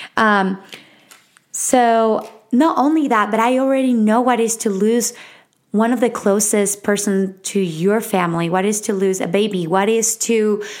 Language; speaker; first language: English; non-native, fluent; Spanish